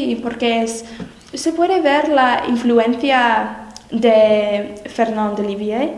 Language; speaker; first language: Spanish; non-native, learner; English